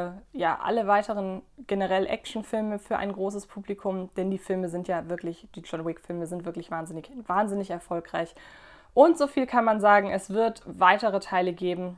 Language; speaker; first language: German; native; German